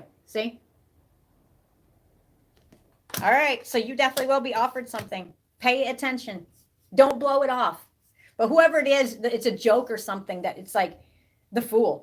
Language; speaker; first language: English; native; English